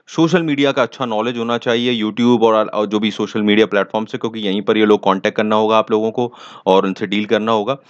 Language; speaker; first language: Hindi; native; Hindi